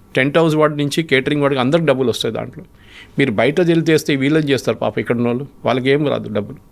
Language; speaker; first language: Telugu; non-native, fluent; Malayalam